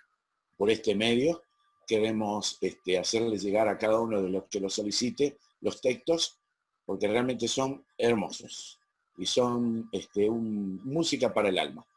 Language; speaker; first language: Spanish; native; Spanish